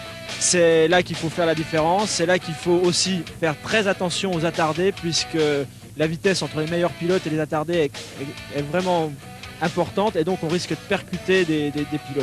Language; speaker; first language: French; native; French